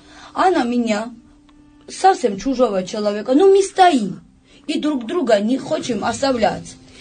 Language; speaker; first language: Russian; non-native, fluent; Georgian